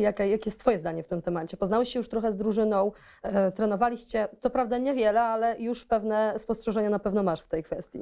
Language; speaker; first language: Polish; native; Polish